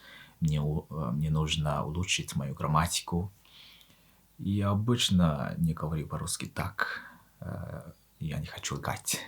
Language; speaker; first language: Russian; non-native, fluent; Mongolian